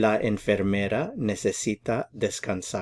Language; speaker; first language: Spanish; non-native, fluent; English